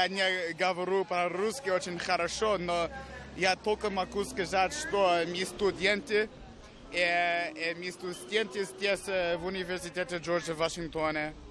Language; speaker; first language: Russian; non-native, learner; English